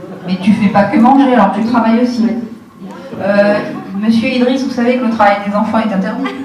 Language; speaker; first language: French; native; French